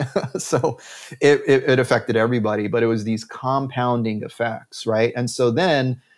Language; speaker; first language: English; native; English